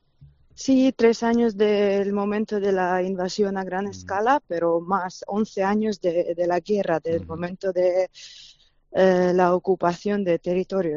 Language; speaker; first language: Spanish; non-native, fluent; Ukrainian